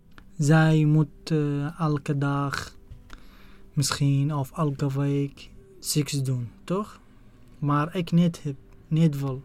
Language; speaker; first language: Dutch; non-native, learner; Arabic